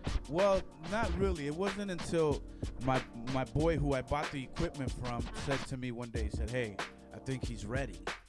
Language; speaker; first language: English; early bilingual, other home language; Spanish